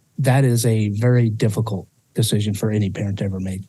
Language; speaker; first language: English; native; English